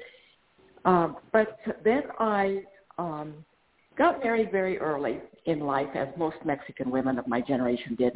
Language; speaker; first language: English; non-native, fluent; Spanish